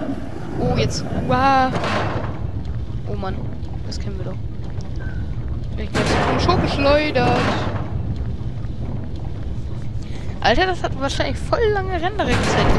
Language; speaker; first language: German; native; German